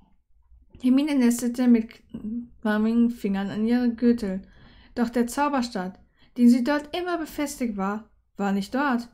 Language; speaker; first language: German; native; German